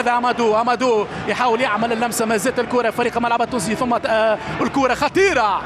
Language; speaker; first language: Arabic; native; Arabic